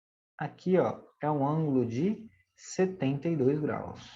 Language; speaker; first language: Portuguese; native; Portuguese